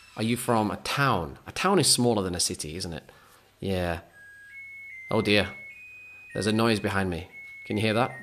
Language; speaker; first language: English; native; English